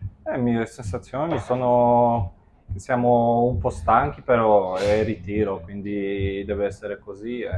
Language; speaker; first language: Italian; non-native, fluent; Polish